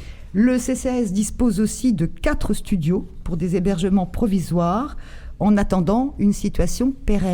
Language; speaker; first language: French; native; French